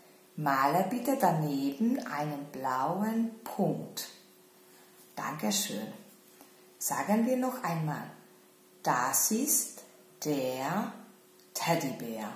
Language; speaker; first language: German; non-native, fluent; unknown